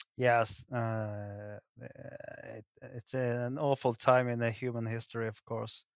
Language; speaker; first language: English; non-native, fluent; Swedish